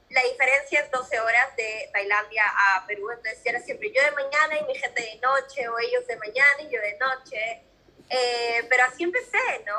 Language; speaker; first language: Spanish; native; Spanish